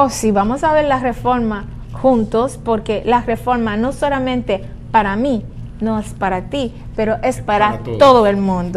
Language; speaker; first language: Spanish; non-native, learner; Haitian Creole